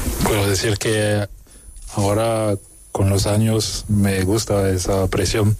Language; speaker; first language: Spanish; non-native, fluent; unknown